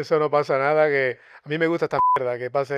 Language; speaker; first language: Spanish; native; Spanish